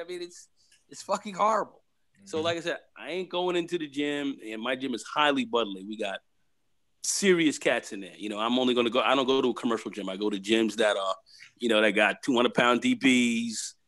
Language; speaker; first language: English; native; English